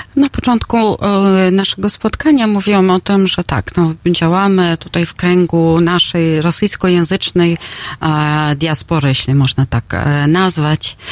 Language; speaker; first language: Polish; non-native, fluent; Russian